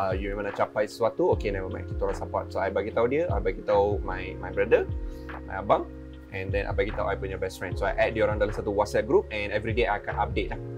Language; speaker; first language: Malay; non-native, local second language; Tamil